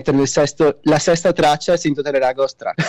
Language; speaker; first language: Italian; native; Italian